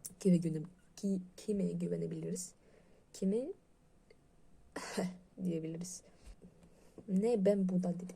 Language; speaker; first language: Turkish; non-native, learner; Russian